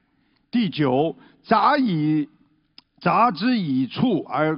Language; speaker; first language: Chinese; native; Chinese